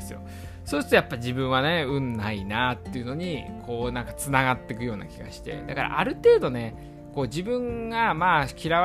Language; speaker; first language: Japanese; native; Japanese